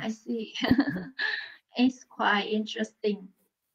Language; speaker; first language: English; non-native, learner; Vietnamese